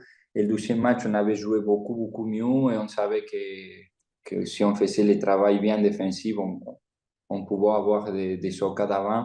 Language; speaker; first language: French; non-native, fluent; Spanish